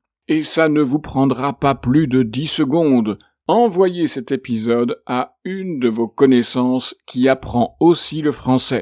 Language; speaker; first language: French; native; French